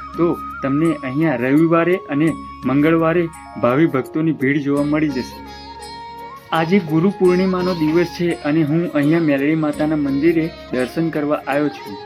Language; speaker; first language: Gujarati; native; Gujarati